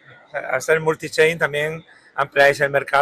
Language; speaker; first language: Spanish; native; Spanish